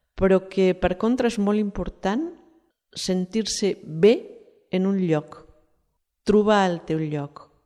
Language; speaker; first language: Catalan; non-native, fluent; Spanish